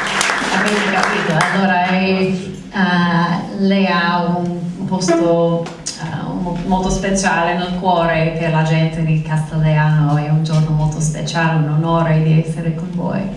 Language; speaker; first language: Italian; non-native, fluent; English